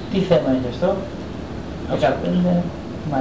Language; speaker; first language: Greek; native; Greek